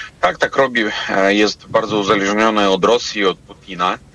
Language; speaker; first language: Polish; non-native, fluent; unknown